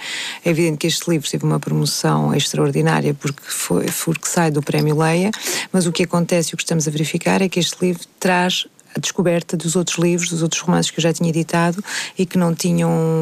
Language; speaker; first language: Portuguese; native; Portuguese